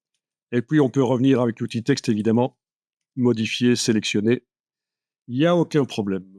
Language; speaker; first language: French; native; French